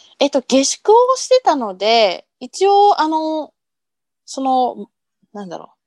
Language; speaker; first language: Japanese; early bilingual, heritage; Japanese